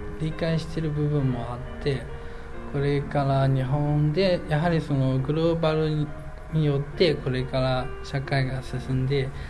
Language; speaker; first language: Japanese; non-native, fluent; Chinese